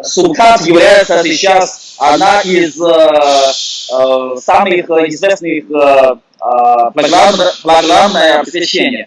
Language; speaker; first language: Russian; non-native, fluent; Chinese